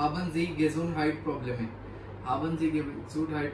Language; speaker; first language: German; non-native, learner; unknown